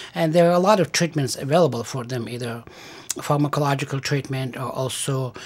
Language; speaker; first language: English; non-native, fluent; Pashto